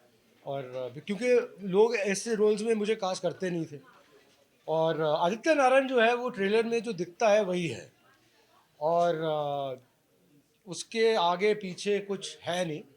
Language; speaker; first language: Hindi; native; Hindi